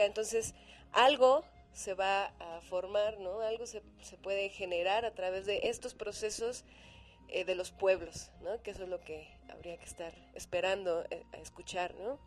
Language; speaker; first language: Spanish; native; Spanish